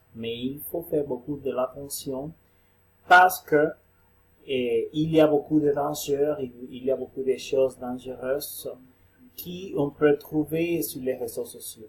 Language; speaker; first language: French; non-native, learner; Spanish